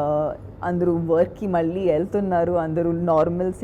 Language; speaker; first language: Telugu; non-native, fluent; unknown